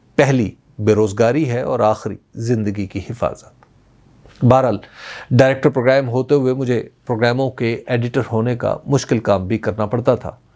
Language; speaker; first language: Urdu; non-native, local second language; Punjabi